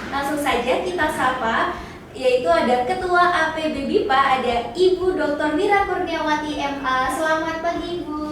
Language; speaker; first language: Indonesian; native; Indonesian